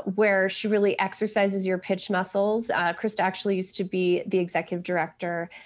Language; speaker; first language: English; native; English